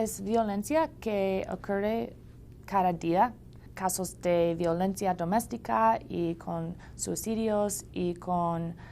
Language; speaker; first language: Spanish; non-native, learner; English